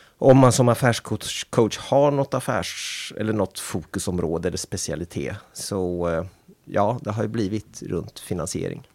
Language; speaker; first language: Swedish; native; Swedish